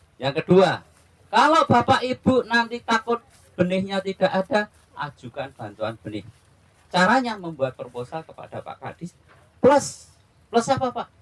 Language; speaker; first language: Indonesian; non-native, local second language; Javanese